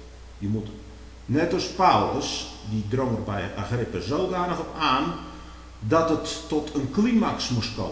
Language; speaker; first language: Dutch; native; Dutch